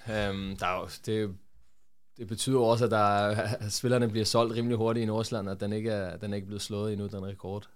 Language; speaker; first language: Danish; early bilingual, other home language; Portuguese